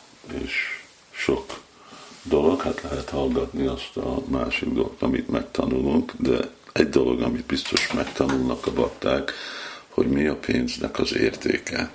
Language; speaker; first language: Hungarian; non-native, fluent; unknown